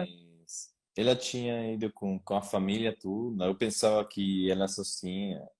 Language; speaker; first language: Portuguese; non-native, learner; Spanish